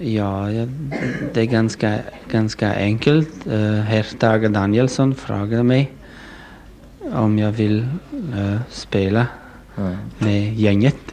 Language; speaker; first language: Swedish; non-native, learner; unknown